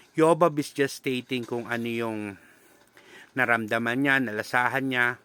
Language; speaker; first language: Filipino; non-native, local second language; Hiligaynon